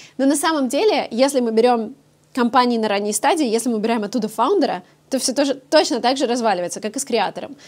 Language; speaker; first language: Russian; native; Russian